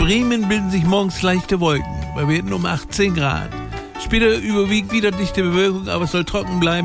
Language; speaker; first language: German; native; German